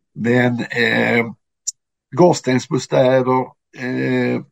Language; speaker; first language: Swedish; native; Swedish